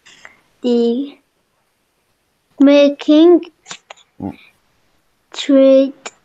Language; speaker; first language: English; non-native, learner; Arabic